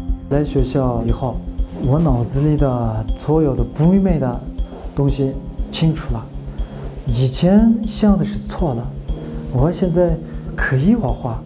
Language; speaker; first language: Chinese; non-native, local second language; Uyghur